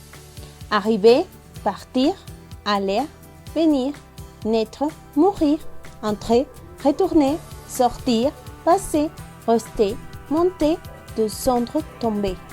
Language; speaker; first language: French; non-native, learner; Spanish